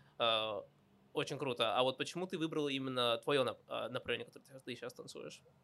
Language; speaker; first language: Russian; early bilingual, heritage; Russian